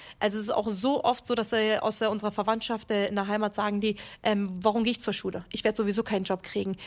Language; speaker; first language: German; early bilingual, other home language; Kurdish